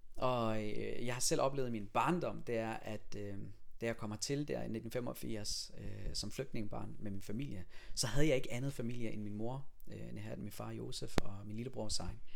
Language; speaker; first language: Danish; early bilingual, other home language; Persian